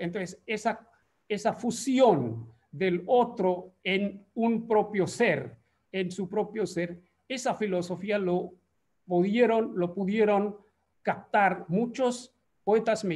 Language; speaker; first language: Spanish; non-native, fluent; Bangla